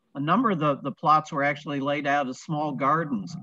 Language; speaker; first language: English; native; English